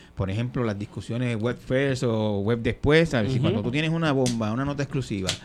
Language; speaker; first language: Spanish; native; Spanish